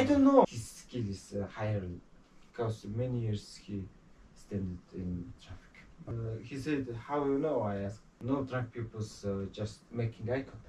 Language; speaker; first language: English; non-native, learner; Mongolian